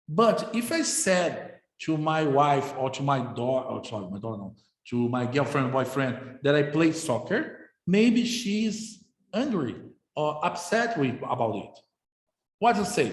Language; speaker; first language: English; non-native, fluent; Portuguese